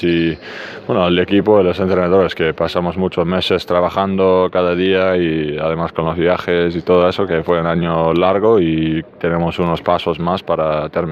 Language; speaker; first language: Spanish; non-native, learner; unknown